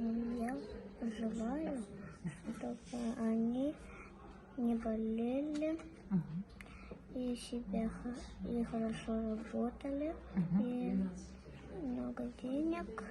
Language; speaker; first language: Russian; non-native, local second language; Yakut